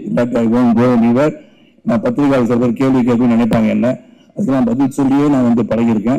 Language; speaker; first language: Tamil; native; Tamil